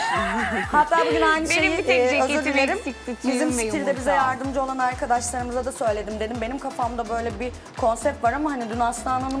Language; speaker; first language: Turkish; native; Turkish